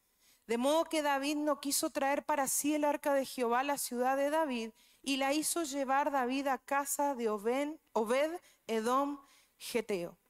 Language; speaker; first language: Spanish; native; Spanish